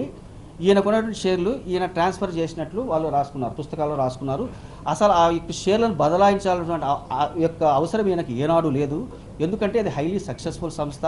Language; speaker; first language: Telugu; native; Telugu